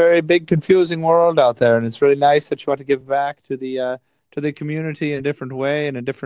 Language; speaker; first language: English; native; English